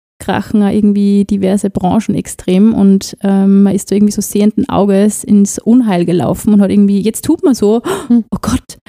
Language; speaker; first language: German; native; German